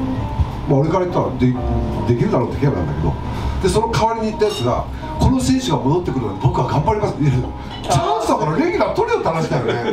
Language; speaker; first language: Japanese; native; Japanese